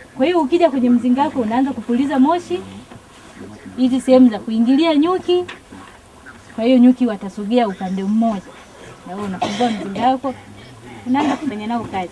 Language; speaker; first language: Swahili; native; Swahili